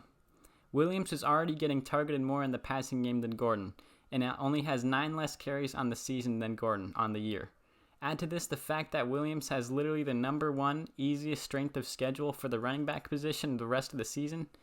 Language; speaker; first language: English; native; English